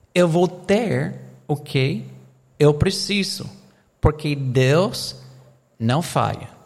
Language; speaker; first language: Portuguese; non-native, fluent; English